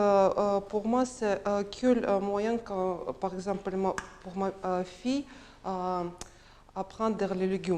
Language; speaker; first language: French; non-native, learner; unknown